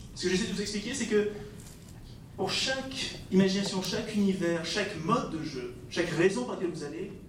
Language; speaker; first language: French; non-native, fluent; Dutch